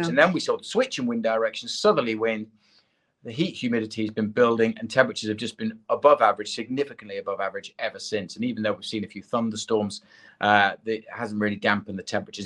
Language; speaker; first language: English; native; English